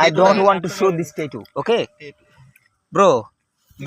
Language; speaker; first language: English; non-native, learner; Bangla